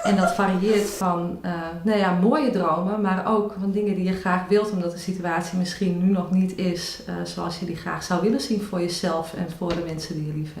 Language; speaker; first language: Dutch; native; Dutch